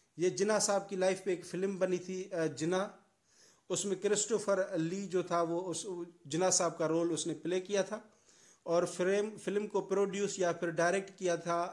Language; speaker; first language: Urdu; non-native, local second language; Sindhi